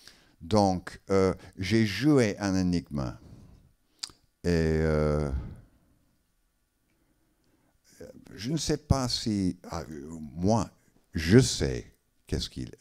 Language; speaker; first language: French; non-native, learner; English